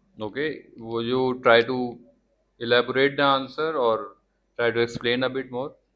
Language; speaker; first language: English; non-native, fluent; Hindi